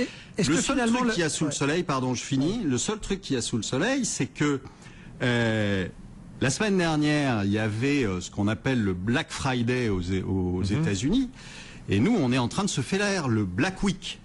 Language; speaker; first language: French; native; French